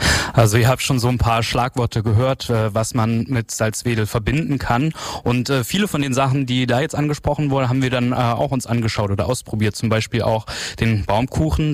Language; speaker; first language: German; native; German